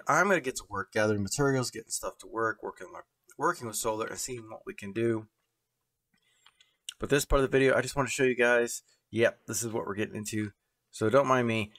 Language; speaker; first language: English; native; English